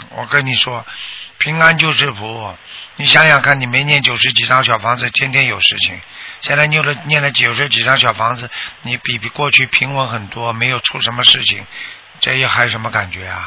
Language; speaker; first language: Chinese; native; Chinese